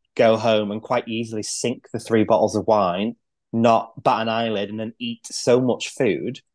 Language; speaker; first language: English; native; English